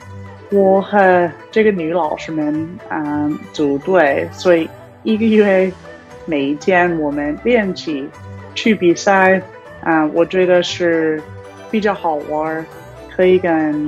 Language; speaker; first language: Chinese; non-native, learner; English